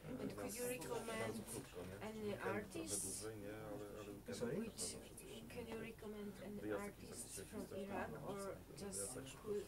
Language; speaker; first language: English; non-native, fluent; Polish